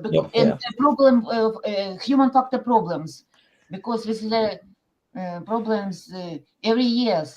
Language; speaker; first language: English; non-native, learner; Ukrainian